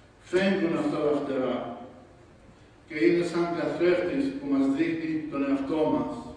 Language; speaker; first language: Greek; early bilingual, heritage; Greek